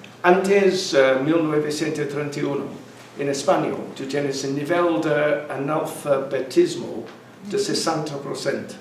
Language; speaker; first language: Spanish; non-native, learner; English